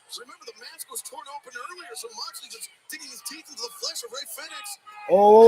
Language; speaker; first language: English; native; English